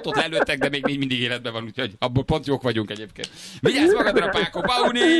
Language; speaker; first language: Hungarian; native; Hungarian